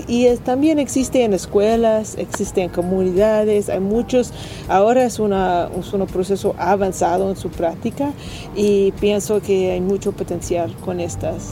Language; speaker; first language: Spanish; non-native, learner; English